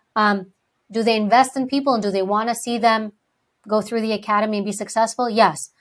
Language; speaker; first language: English; early bilingual, other home language; Greek